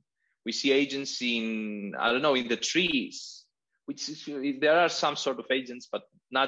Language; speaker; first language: English; non-native, fluent; Greek